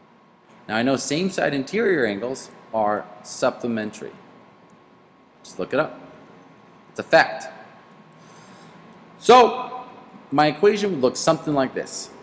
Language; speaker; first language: English; native; English